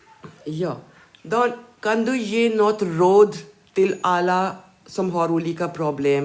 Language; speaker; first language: Swedish; non-native, learner; Urdu